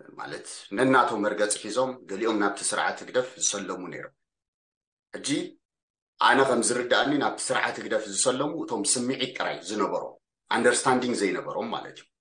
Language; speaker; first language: Tigrinya; early bilingual, heritage; Tigrinya